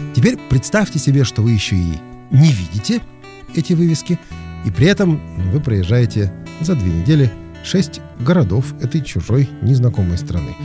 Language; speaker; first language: Russian; native; Russian